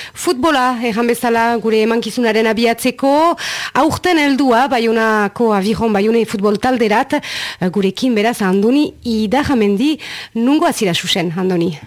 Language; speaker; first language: Basque; native; Basque